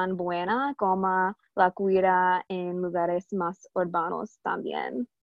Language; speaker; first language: Spanish; non-native, learner; English